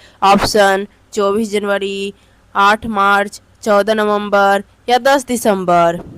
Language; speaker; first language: Hindi; native; Hindi